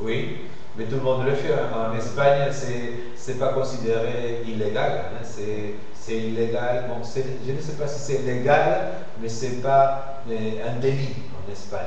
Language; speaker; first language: French; non-native, fluent; Spanish